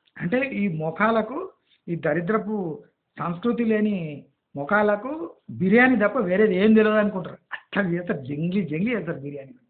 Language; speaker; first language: Telugu; native; Telugu